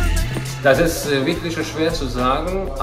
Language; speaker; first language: German; non-native, fluent; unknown